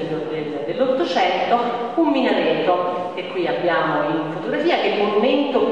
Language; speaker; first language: Italian; native; Italian